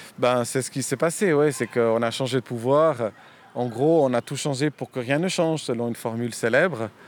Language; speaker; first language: French; early bilingual, other home language; Romanian